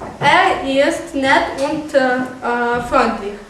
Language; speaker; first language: German; non-native, learner; Ukrainian